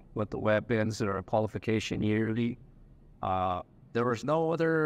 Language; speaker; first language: English; native; English